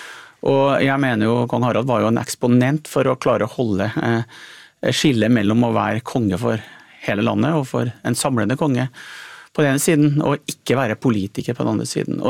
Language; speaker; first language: Norwegian; native; Norwegian